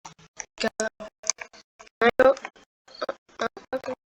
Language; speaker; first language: English; native; English